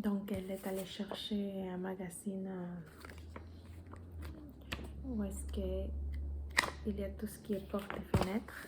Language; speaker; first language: French; non-native, fluent; Spanish